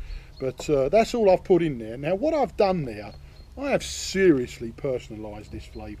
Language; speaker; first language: English; native; English